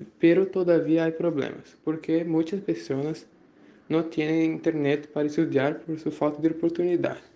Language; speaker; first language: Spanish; non-native, learner; Portuguese